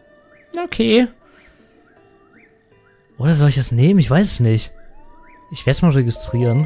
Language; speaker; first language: German; native; German